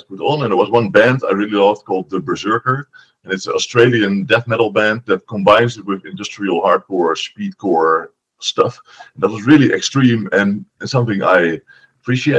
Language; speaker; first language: English; non-native, fluent; Dutch